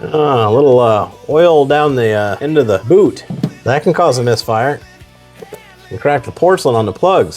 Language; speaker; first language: English; native; English